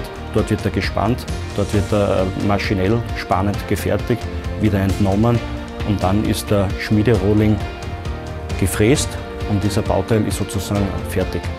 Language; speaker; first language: German; native; German